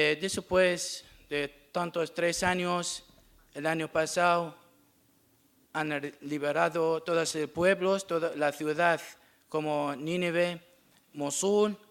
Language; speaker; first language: Spanish; non-native, learner; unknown